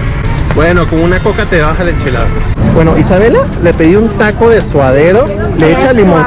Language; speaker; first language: Spanish; native; Spanish